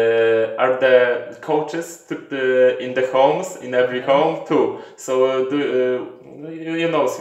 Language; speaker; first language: English; non-native, learner; Polish